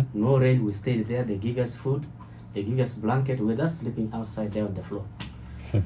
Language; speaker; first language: English; non-native, learner; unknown